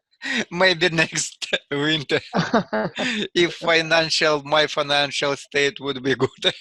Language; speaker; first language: English; non-native, learner; Russian